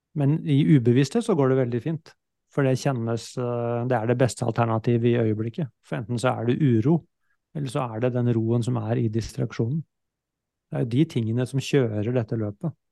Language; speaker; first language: Norwegian; native; Norwegian